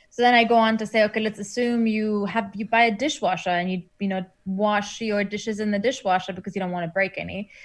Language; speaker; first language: English; non-native, fluent; German